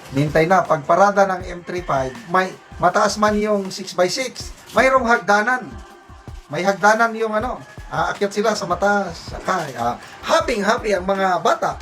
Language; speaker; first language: Filipino; non-native, local second language; Cebuano